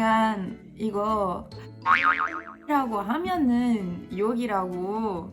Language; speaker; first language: Korean; non-native, fluent; French